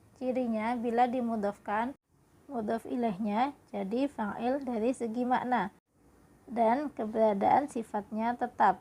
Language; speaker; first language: Indonesian; native; Indonesian